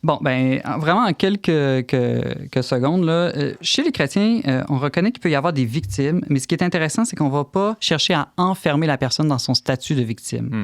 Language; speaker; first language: French; native; French